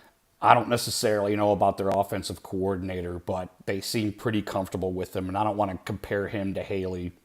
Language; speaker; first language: English; native; English